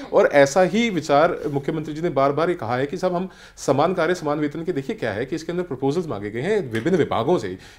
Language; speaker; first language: Hindi; native; Hindi